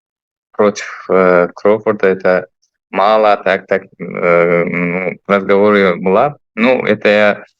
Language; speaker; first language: Russian; non-native, fluent; Uzbek